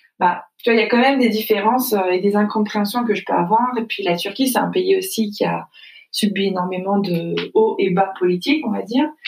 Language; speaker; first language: French; native; French